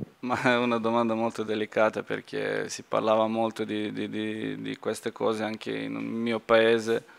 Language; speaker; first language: Italian; non-native, fluent; Serbian